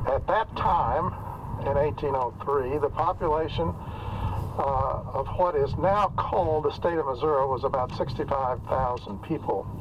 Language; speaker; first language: English; native; English